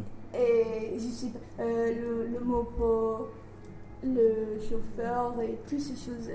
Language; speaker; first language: French; non-native, learner; English